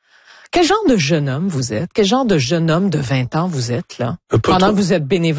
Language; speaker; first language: French; native; French